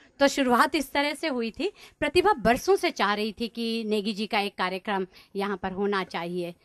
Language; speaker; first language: Hindi; native; Hindi